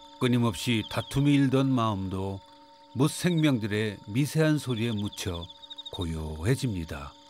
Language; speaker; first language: Korean; native; Korean